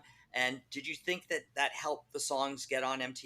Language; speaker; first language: English; native; English